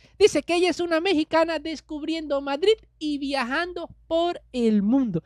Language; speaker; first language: Spanish; native; Spanish